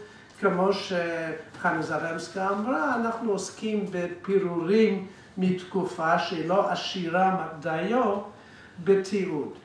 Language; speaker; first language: Hebrew; non-native, fluent; English